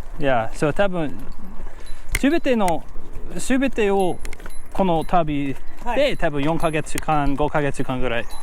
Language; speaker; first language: Japanese; non-native, learner; English